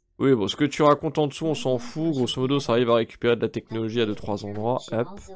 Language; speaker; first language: French; native; French